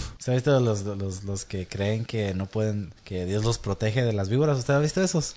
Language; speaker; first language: Spanish; early bilingual, heritage; Spanish